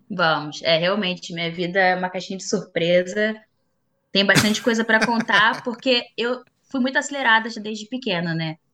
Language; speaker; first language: Portuguese; native; Portuguese